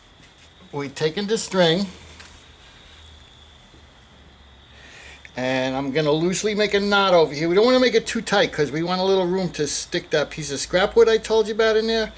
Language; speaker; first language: English; native; English